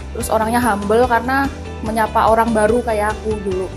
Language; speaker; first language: Indonesian; native; Indonesian